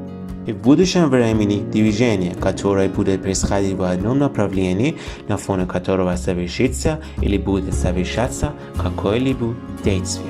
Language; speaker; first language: Russian; non-native, fluent; Persian